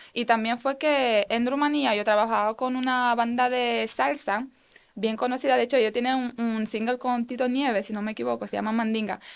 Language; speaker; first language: Spanish; non-native, fluent; Romanian